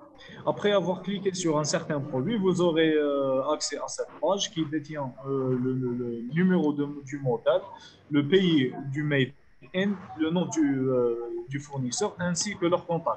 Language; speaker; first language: French; non-native, local second language; Arabic